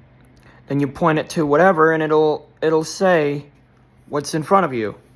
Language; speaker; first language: English; native; English